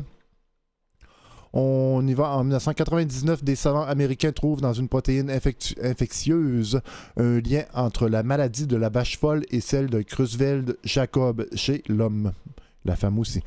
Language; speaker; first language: French; native; French